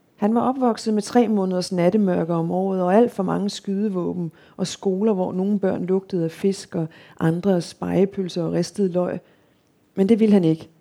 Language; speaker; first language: Danish; native; Danish